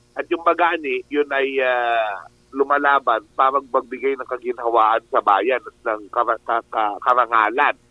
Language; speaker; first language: Filipino; native; Filipino